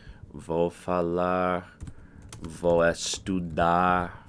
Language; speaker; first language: Portuguese; non-native, fluent; English